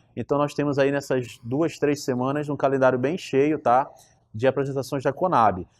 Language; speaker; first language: Portuguese; native; Portuguese